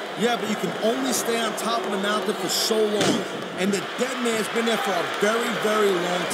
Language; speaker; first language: English; native; English